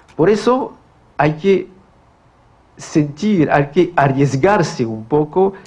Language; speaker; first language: Spanish; non-native, fluent; French